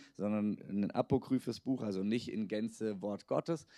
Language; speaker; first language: German; native; German